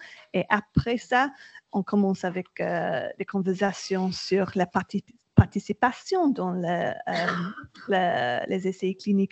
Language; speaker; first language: French; non-native, learner; English